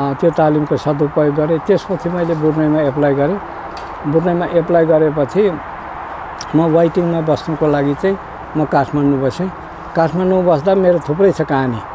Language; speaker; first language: Nepali; non-native, local second language; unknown